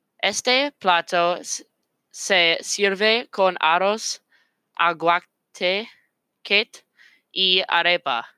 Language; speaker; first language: Spanish; non-native, learner; English